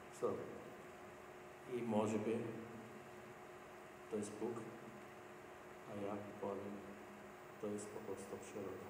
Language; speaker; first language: Polish; non-native, learner; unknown